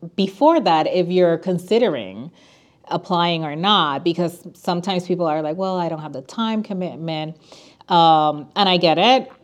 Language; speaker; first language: English; non-native, fluent; Spanish